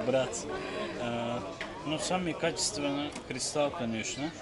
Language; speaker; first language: Russian; non-native, learner; Turkish